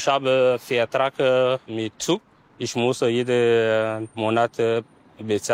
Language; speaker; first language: German; non-native, learner; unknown